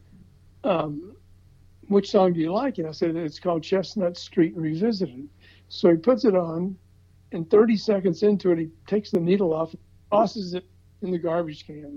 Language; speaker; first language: English; native; English